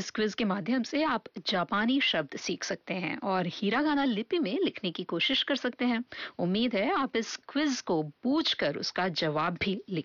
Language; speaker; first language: Hindi; native; Hindi